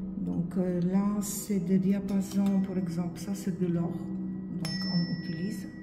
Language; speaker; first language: French; non-native, fluent; Polish